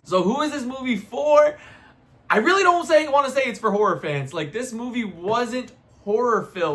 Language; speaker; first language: English; native; English